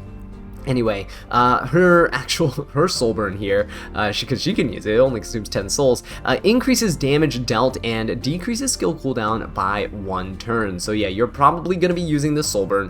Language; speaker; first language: English; native; English